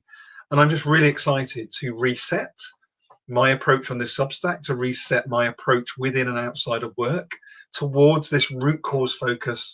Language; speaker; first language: English; native; English